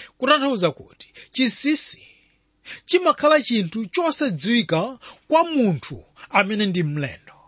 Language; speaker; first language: Nyanja; non-native, local second language; Tumbuka